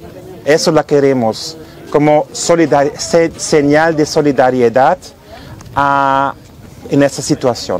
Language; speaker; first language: Spanish; non-native, fluent; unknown